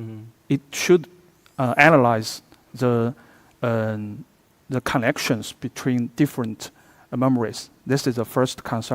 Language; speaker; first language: English; non-native, fluent; Chinese